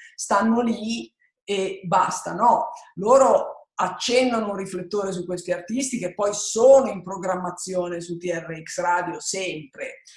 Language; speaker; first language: Italian; native; Italian